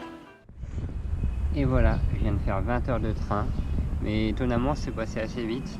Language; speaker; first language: French; native; French